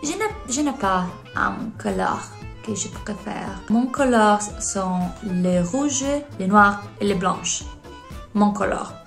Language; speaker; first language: French; non-native, learner; Polish